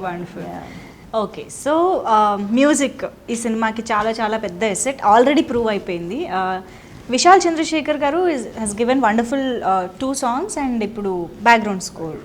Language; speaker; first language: Telugu; native; Telugu